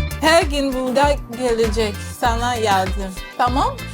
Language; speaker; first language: Turkish; non-native, learner; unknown